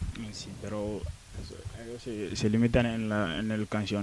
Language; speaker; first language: Spanish; non-native, learner; Wolof